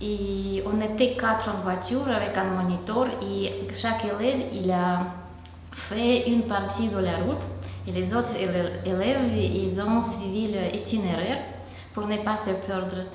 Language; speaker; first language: French; non-native, fluent; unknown